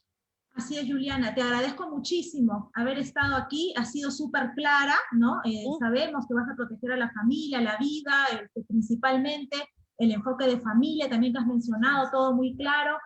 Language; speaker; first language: Spanish; native; Spanish